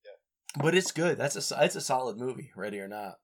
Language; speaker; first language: English; native; English